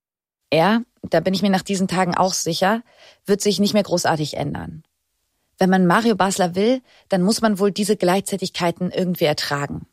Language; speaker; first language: German; native; German